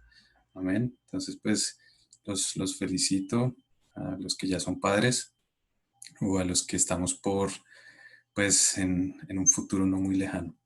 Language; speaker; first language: Spanish; native; Spanish